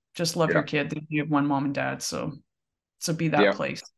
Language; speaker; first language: English; native; English